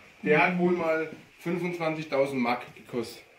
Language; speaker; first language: German; native; German